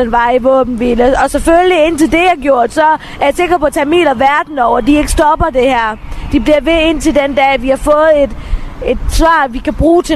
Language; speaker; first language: Danish; early bilingual, other home language; Tamil